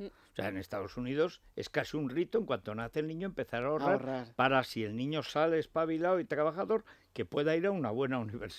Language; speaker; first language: Spanish; native; Spanish